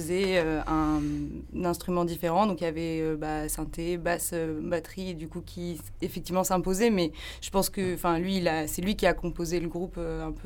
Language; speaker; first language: French; native; French